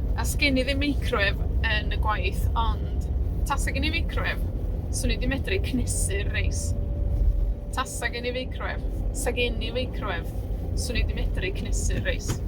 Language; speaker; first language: Welsh; non-native, learner; Spanish